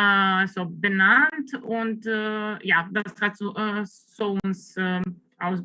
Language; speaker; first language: German; non-native, fluent; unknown